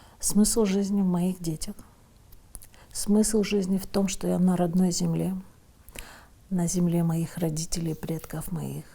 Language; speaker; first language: Russian; non-native, local second language; Crimean Tatar